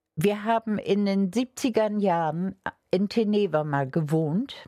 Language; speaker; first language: German; native; German